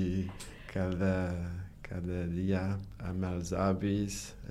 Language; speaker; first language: Catalan; non-native, learner; Portuguese